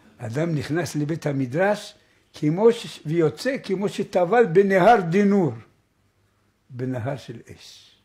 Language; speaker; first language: Hebrew; native; Hebrew